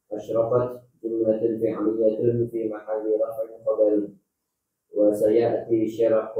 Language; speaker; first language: Arabic; non-native, learner; Indonesian